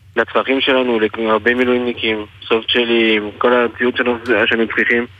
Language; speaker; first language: Hebrew; non-native, fluent; French